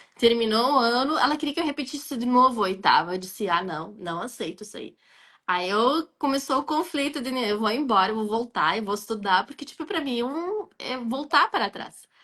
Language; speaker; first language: Portuguese; non-native, fluent; Arabic